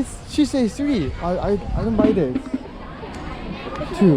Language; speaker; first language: English; non-native, learner; Korean